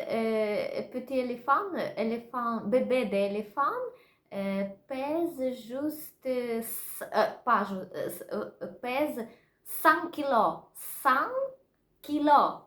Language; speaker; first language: French; non-native, learner; Russian